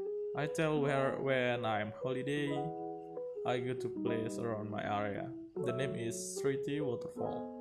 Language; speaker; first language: English; non-native, learner; Indonesian